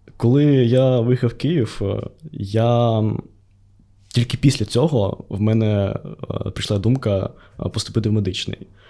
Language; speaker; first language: Ukrainian; non-native, local second language; Russian